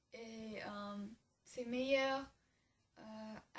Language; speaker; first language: French; non-native, learner; English